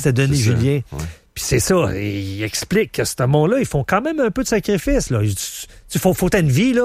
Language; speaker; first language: French; native; French